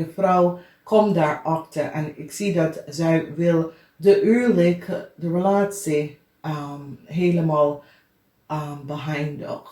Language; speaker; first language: Dutch; non-native, fluent; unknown